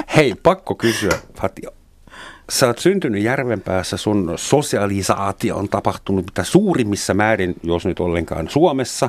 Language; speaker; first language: Finnish; non-native, fluent; German